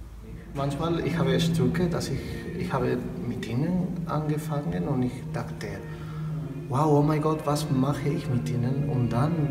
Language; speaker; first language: German; non-native, learner; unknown